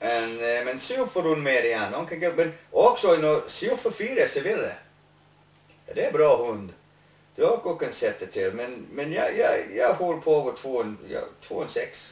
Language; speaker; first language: Swedish; non-native, learner; English